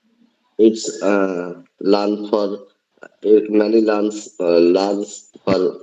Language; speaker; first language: English; non-native, learner; Bangla